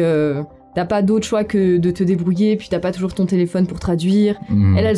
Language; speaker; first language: French; native; French